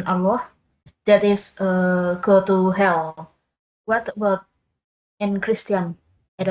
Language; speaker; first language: English; non-native, learner; Indonesian